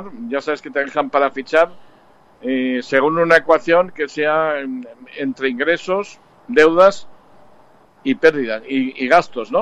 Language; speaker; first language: Spanish; native; Spanish